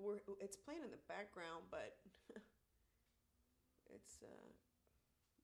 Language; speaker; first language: English; early bilingual, other home language; Spanish